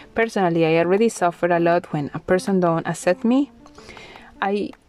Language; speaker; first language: English; non-native, fluent; Spanish